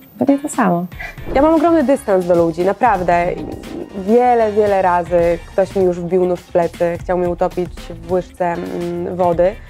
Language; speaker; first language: Polish; native; Polish